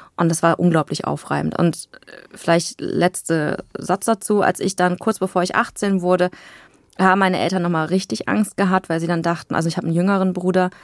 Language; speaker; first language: German; native; German